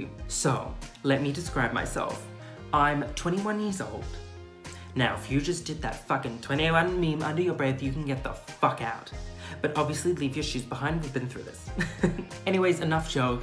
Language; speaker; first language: English; native; English